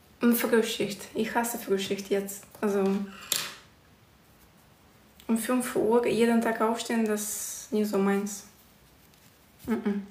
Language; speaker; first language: German; non-native, learner; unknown